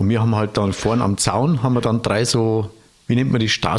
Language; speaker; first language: German; native; German